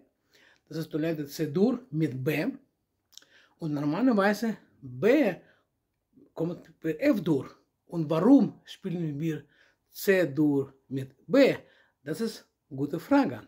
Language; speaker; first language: German; non-native, learner; Russian